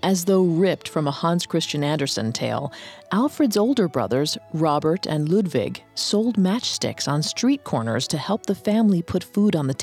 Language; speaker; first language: English; native; English